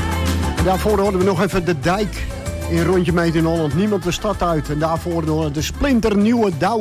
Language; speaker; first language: Dutch; native; Dutch